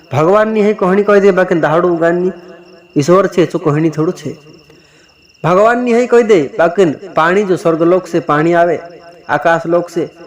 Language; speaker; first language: Hindi; non-native, local second language; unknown